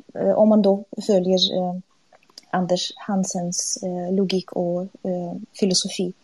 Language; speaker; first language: Swedish; non-native, fluent; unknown